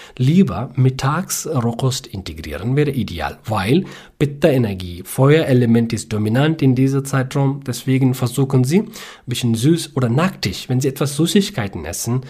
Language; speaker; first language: German; non-native, learner; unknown